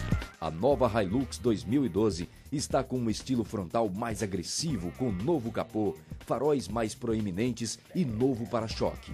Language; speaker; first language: Portuguese; native; Portuguese